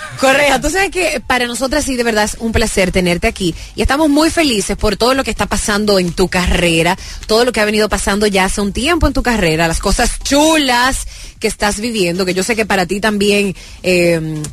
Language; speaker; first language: Spanish; native; Spanish